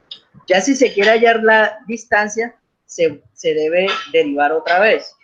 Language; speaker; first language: Spanish; native; Spanish